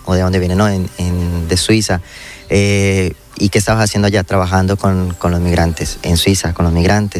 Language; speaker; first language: Spanish; native; Spanish